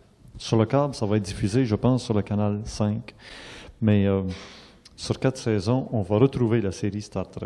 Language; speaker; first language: French; native; French